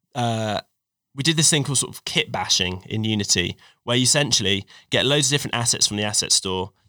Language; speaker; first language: English; native; English